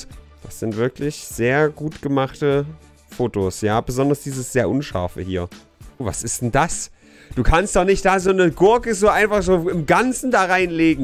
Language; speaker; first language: German; native; German